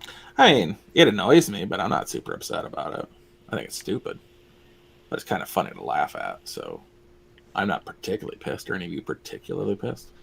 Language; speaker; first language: English; native; English